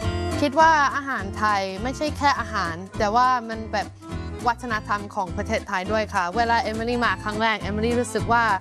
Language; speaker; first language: Thai; non-native, fluent; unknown